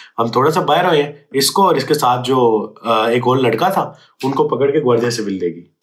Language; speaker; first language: Urdu; native; Urdu